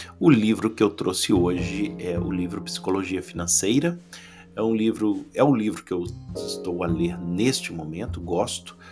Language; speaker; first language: Portuguese; native; Portuguese